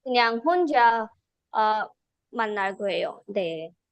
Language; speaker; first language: Korean; non-native, learner; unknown